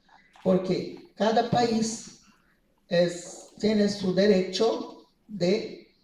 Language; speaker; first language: Spanish; non-native, fluent; Portuguese